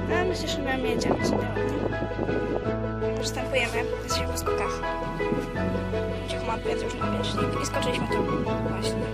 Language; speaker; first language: Polish; native; Polish